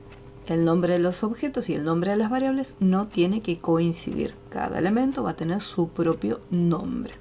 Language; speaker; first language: Spanish; native; Spanish